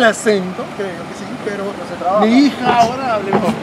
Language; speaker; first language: Spanish; non-native, learner; English